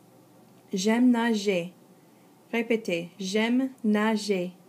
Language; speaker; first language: French; non-native, fluent; English